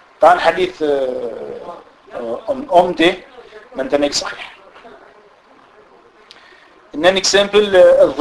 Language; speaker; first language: Danish; non-native, fluent; Arabic